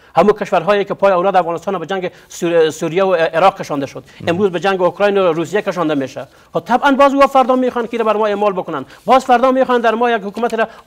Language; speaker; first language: Persian; non-native, local second language; Pashto